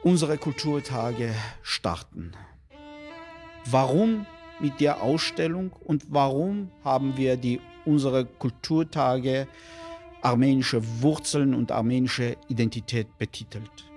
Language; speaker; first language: German; non-native, fluent; Armenian